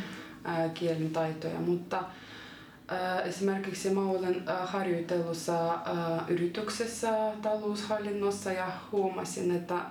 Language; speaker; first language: Finnish; non-native, fluent; Ukrainian